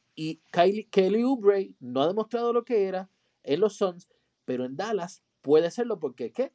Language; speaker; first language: Spanish; native; Spanish